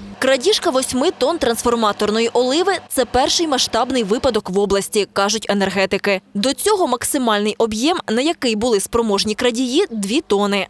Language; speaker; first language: Ukrainian; native; Ukrainian